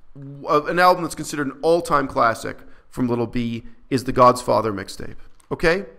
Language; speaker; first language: English; native; English